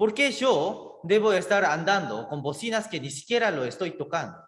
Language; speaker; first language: Spanish; native; Spanish